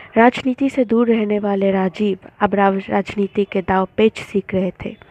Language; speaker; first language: Hindi; non-native, local second language; Bangla